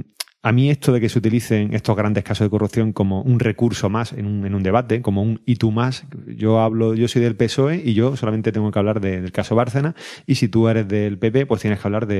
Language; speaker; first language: Spanish; native; Spanish